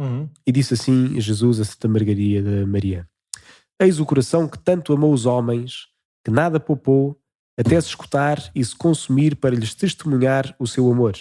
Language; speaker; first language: Portuguese; native; Portuguese